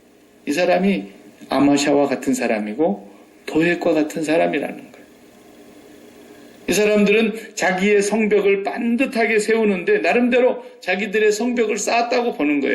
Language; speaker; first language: Korean; native; Korean